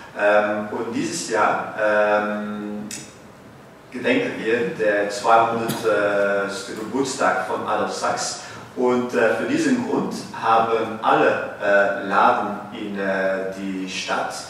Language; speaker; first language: German; non-native, fluent; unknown